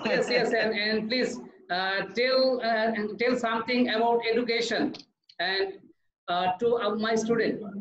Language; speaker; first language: English; non-native, learner; Bangla